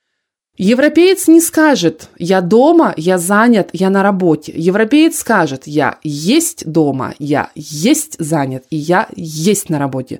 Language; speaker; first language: Russian; native; Russian